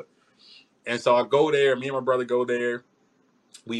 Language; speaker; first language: English; native; English